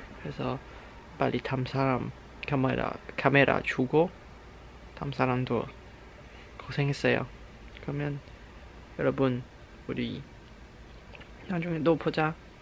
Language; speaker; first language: Korean; non-native, learner; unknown